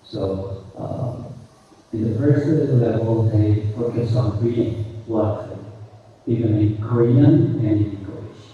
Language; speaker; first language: English; non-native, fluent; Korean